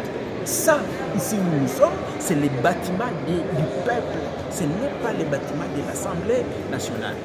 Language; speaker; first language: French; non-native, local second language; Swahili